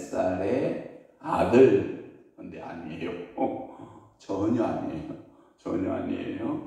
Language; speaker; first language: Korean; native; Korean